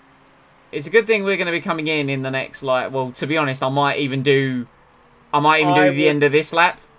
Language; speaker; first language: English; native; English